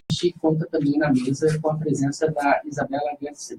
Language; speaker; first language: Portuguese; native; Portuguese